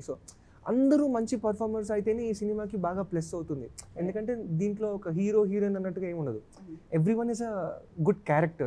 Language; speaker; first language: Telugu; native; Telugu